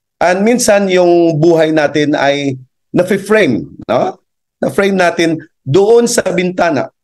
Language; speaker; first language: Filipino; non-native, local second language; Cebuano